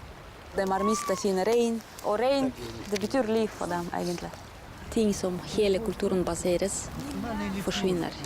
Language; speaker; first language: Norwegian; non-native, fluent; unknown